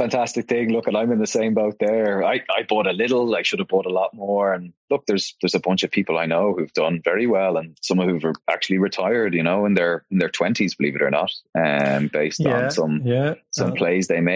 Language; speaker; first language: English; native; English